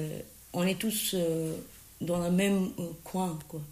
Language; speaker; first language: French; non-native, learner; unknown